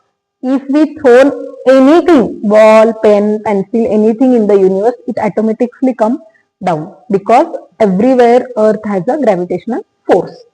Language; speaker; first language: English; non-native, local second language; Marathi